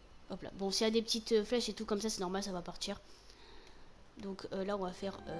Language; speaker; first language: French; native; French